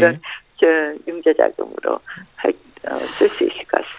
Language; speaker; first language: Korean; native; Korean